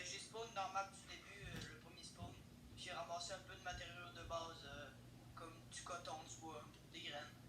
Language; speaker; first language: French; native; French